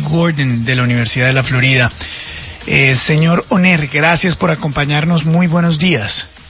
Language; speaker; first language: Spanish; native; Spanish